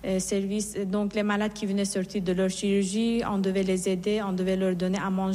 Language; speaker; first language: French; non-native, fluent; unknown